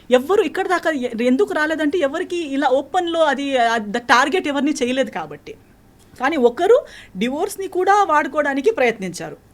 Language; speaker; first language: Telugu; non-native, fluent; Konkani